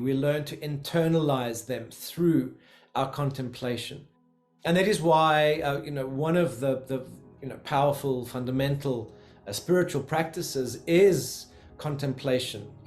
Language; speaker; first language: English; native; English